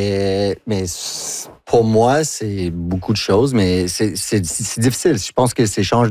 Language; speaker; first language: French; non-native, local second language; English